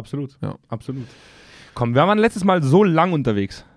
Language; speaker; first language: German; native; German